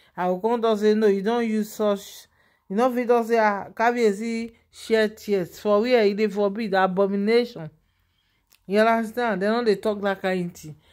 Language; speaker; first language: Nigerian Pidgin; non-native, local second language; Yoruba